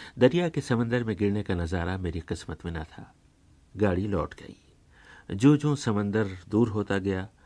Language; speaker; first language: Urdu; native; Urdu